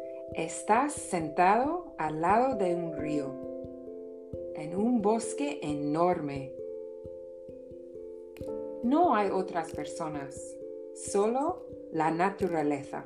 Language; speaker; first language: Spanish; non-native, fluent; English